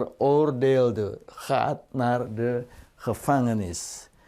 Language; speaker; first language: Dutch; non-native, fluent; Indonesian